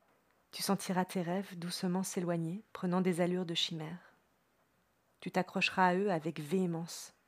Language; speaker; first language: French; native; French